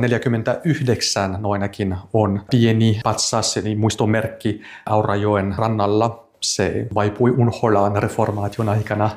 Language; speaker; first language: Finnish; non-native, fluent; French